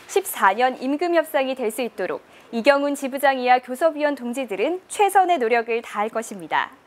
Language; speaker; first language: Korean; native; Korean